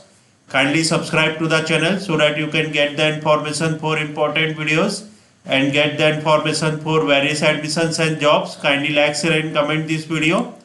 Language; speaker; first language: English; non-native, local second language; Hindi